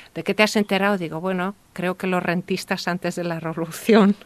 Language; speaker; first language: Spanish; early bilingual, heritage; Russian